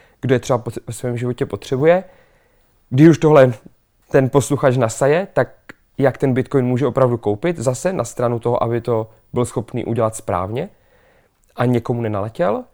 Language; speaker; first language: Czech; native; Czech